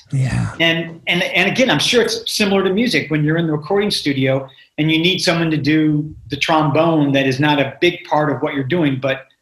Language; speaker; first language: English; native; English